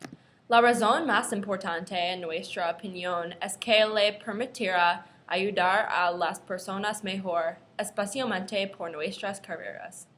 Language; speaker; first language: Spanish; non-native, learner; English